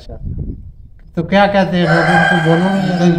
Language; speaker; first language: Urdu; non-native, local second language; Punjabi